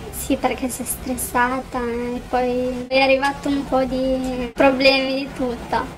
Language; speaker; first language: Italian; non-native, fluent; Romanian